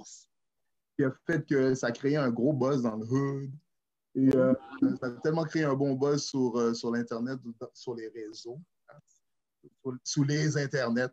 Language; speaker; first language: French; native; French